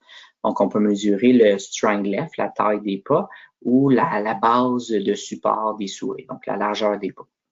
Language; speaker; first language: French; native; French